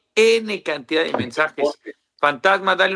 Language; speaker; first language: Spanish; native; Spanish